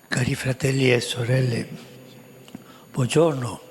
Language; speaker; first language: Italian; early bilingual, heritage; Spanish